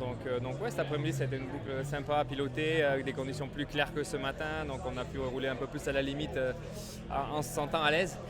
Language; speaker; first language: French; native; French